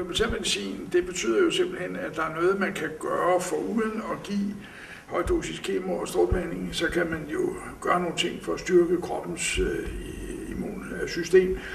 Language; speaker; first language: Danish; native; Danish